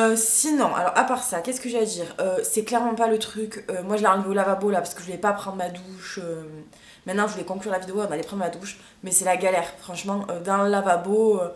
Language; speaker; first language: French; native; French